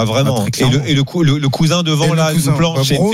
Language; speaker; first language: French; native; French